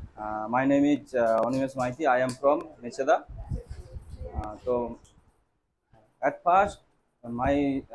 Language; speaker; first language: English; non-native, learner; Bangla